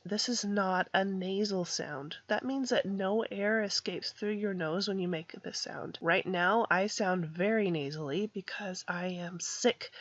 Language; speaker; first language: English; native; English